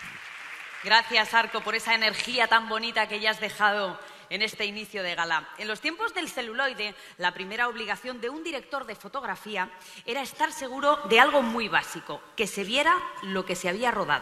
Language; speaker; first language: Spanish; native; Spanish